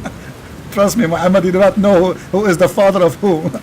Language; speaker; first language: English; non-native, fluent; Arabic